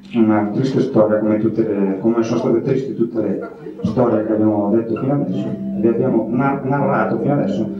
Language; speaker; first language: Italian; native; Italian